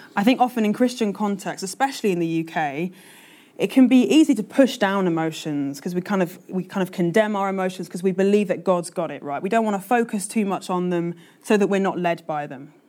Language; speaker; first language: English; native; English